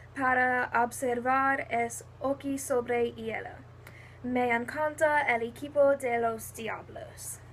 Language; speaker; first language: Spanish; non-native, learner; English